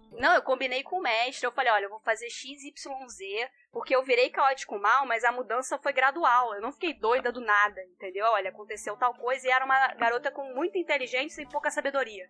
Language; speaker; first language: Portuguese; native; Portuguese